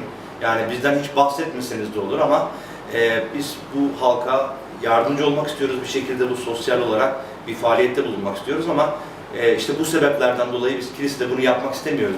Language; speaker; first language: Turkish; native; Turkish